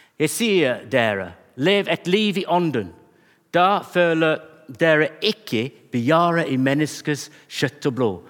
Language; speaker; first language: Norwegian; non-native, fluent; English